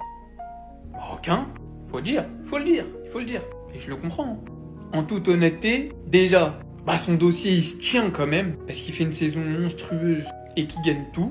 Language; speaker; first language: French; native; French